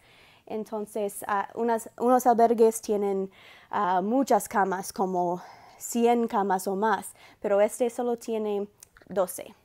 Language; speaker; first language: Spanish; non-native, fluent; English